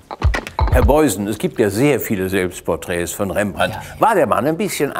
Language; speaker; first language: German; native; German